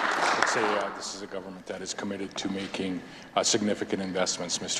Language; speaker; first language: English; native; English